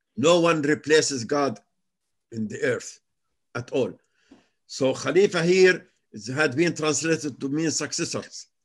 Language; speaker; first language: English; non-native, fluent; Arabic